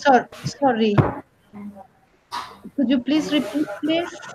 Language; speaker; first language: English; non-native, learner; Spanish